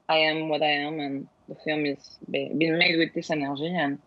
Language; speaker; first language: English; non-native, learner; Turkish